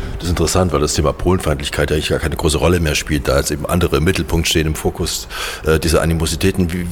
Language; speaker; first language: German; native; German